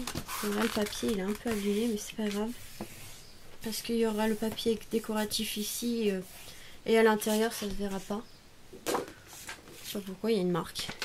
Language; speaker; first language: French; native; French